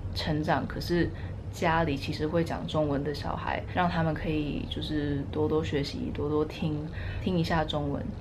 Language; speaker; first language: Chinese; early bilingual, heritage; Chinese